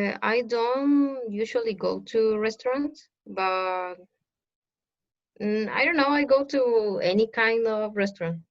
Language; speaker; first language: English; non-native, learner; Spanish